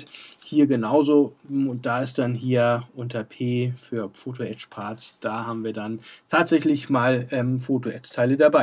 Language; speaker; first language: German; native; German